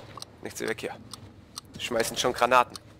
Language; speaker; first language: German; native; German